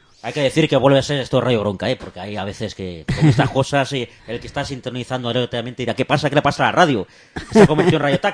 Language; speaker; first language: Spanish; native; Spanish